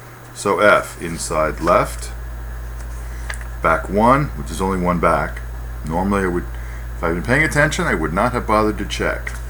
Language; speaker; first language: English; native; English